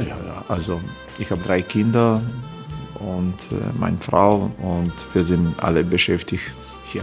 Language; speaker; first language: German; non-native, fluent; Croatian